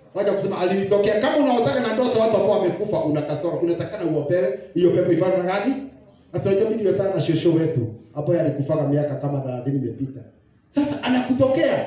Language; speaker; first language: Swahili; non-native, local second language; Kikuyu